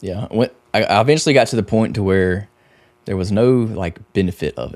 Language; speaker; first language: English; native; English